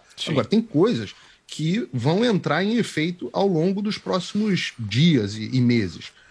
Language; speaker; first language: Portuguese; native; Portuguese